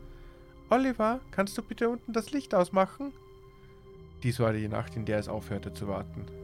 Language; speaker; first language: German; native; German